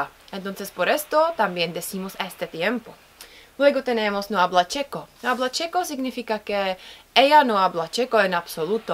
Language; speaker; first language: Spanish; non-native, fluent; Czech